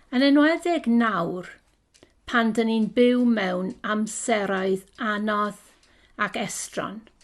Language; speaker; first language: Welsh; non-native, local second language; English